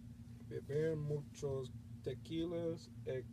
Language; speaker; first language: Spanish; non-native, learner; English